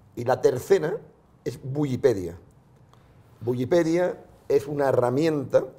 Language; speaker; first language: Spanish; non-native, local second language; Catalan